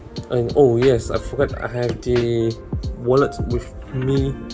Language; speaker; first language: English; non-native, local second language; Chinese